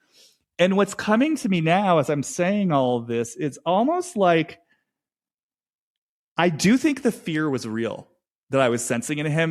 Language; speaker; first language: English; native; English